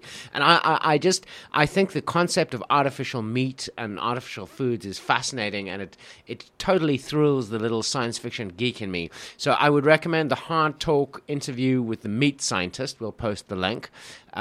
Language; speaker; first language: English; native; English